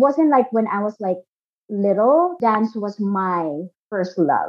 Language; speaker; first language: English; non-native, local second language; Filipino